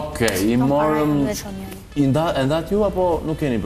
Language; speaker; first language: Albanian; native; Albanian